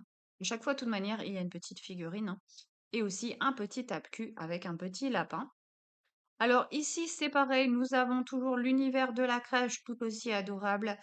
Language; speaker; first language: French; native; French